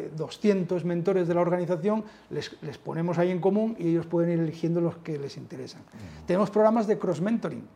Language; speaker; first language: Spanish; native; Spanish